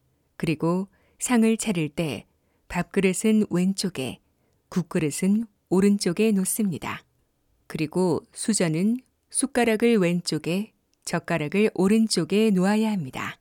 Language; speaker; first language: Korean; non-native, learner; Thai